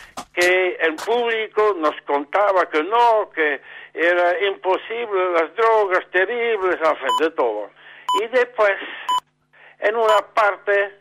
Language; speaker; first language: Spanish; non-native, fluent; Dutch